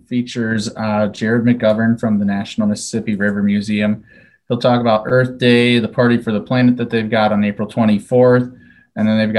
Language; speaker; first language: English; native; English